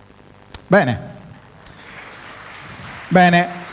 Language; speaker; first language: Italian; native; Italian